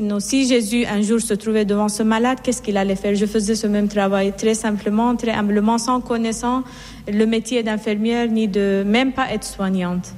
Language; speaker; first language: French; non-native, fluent; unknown